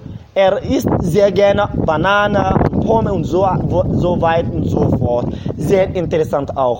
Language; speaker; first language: German; non-native, fluent; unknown